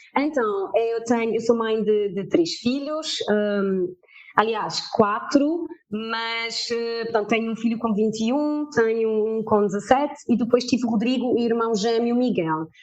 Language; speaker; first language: Portuguese; early bilingual, heritage; German